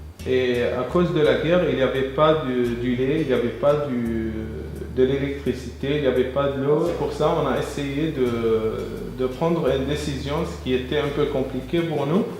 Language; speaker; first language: French; non-native, fluent; Arabic